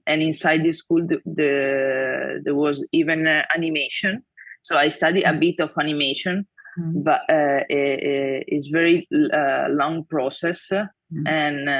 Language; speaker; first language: English; non-native, fluent; Italian